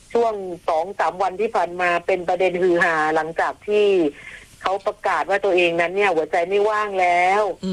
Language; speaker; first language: Thai; native; Thai